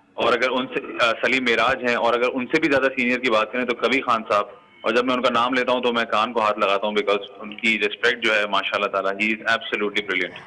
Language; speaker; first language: Urdu; native; Urdu